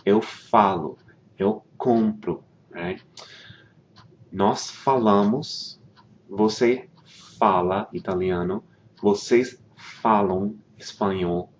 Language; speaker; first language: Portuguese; non-native, fluent; English